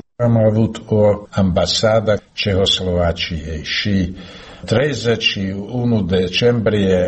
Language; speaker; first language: Romanian; non-native, learner; Slovak